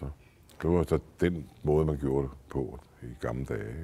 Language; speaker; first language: Danish; native; Danish